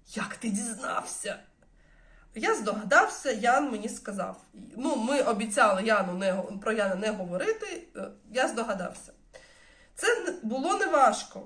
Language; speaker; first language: Ukrainian; non-native, local second language; Russian